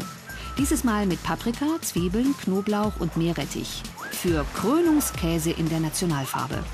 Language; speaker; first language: German; native; German